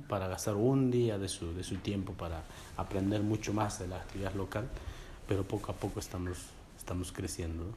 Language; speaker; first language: Spanish; non-native, local second language; Quechua